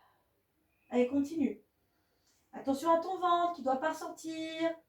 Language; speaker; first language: French; native; French